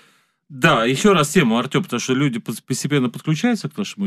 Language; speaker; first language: Russian; native; Russian